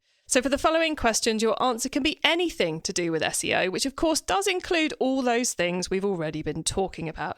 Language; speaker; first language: English; native; English